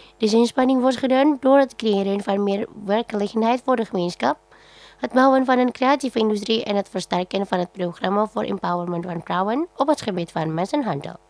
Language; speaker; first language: Dutch; non-native, fluent; Indonesian